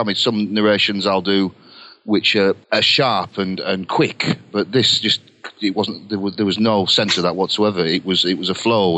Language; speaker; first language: English; native; English